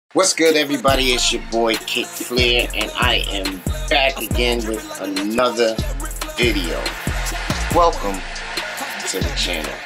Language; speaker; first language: English; native; English